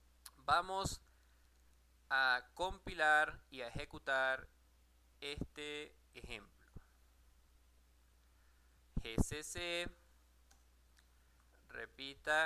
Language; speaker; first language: Spanish; native; Spanish